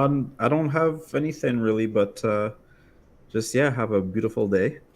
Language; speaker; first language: English; native; English